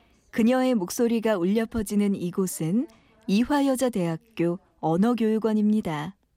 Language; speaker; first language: Korean; native; Korean